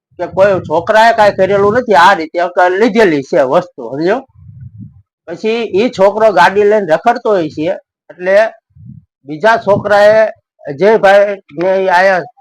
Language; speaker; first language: Gujarati; native; Gujarati